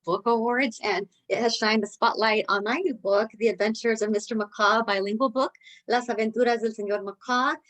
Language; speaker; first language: English; early bilingual, other home language; Spanish